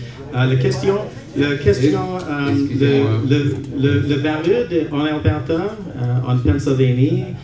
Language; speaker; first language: French; non-native, local second language; English